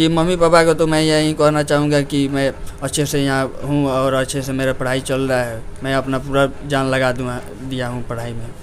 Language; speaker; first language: Hindi; native; Hindi